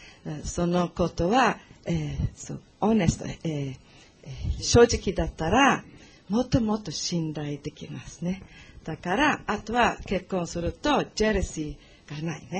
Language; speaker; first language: Japanese; non-native, learner; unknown